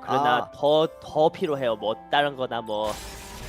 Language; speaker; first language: Korean; early bilingual, heritage; Korean